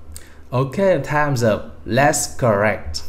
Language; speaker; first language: English; non-native, fluent; Vietnamese